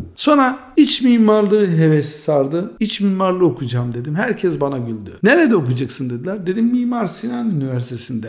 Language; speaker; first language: Turkish; early bilingual, heritage; Turkish